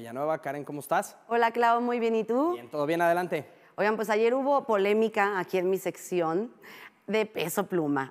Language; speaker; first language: Spanish; native; Spanish